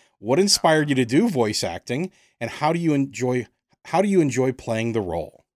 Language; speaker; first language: English; native; English